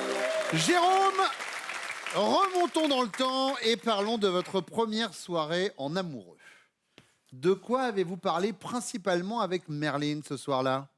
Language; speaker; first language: French; native; French